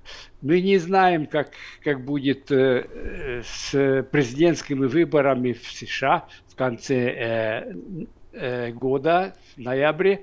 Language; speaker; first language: Russian; non-native, fluent; Hungarian